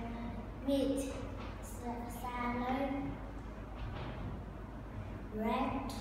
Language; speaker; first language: English; non-native, learner; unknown